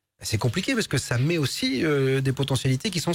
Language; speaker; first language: French; native; French